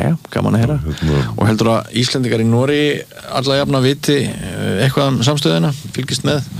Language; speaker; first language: Icelandic; native; Icelandic